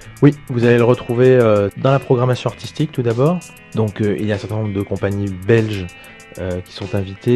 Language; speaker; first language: French; native; French